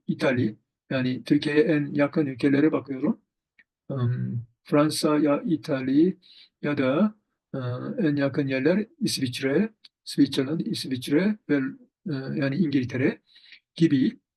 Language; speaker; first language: Turkish; non-native, fluent; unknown